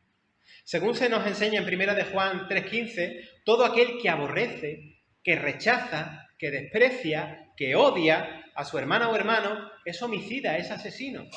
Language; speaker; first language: Spanish; native; Spanish